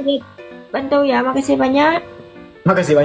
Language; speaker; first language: Indonesian; non-native, learner; Vietnamese